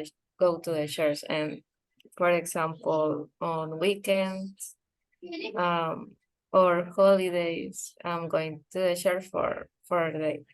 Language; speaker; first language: English; non-native, learner; Spanish